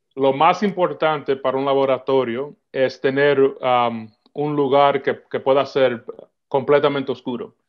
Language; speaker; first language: Spanish; early bilingual, heritage; Spanish